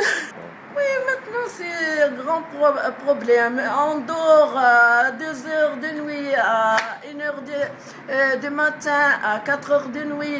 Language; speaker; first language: French; non-native, learner; Arabic